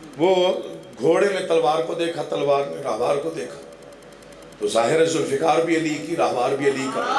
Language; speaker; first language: Urdu; non-native, local second language; Saraiki